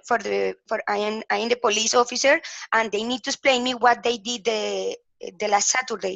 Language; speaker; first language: English; non-native, learner; Spanish